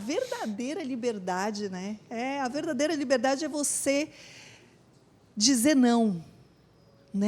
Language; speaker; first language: Portuguese; native; Portuguese